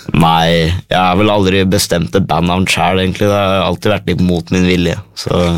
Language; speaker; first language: Norwegian; native; Norwegian